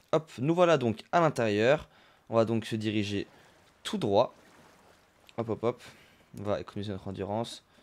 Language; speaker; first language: French; native; French